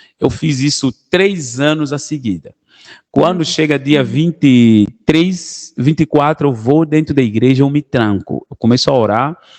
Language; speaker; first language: Portuguese; non-native, local second language; Kongo